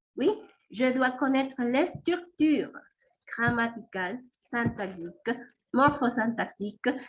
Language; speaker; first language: French; non-native, fluent; Spanish